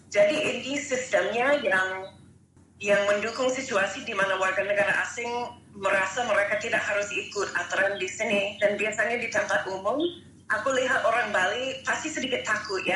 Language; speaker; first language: Indonesian; non-native, fluent; English